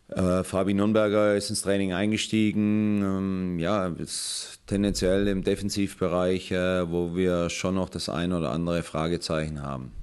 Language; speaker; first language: German; native; German